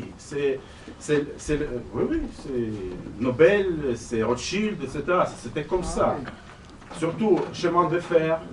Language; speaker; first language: French; non-native, learner; Russian